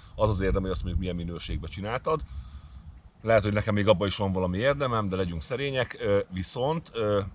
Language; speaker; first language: Hungarian; native; Hungarian